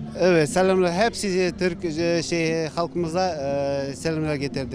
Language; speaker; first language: Turkish; non-native, learner; Bashkir